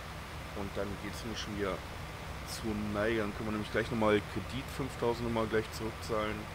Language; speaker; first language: German; native; German